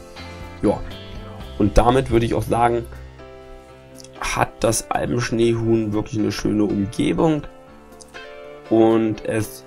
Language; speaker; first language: German; native; German